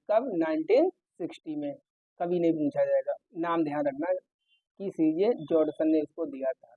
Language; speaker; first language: Hindi; native; Hindi